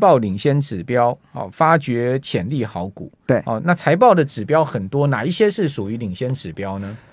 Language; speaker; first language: Chinese; native; Chinese